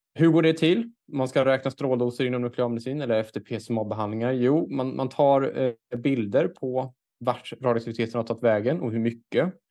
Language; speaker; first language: Swedish; native; Swedish